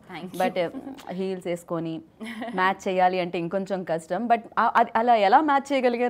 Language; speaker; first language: Telugu; native; Telugu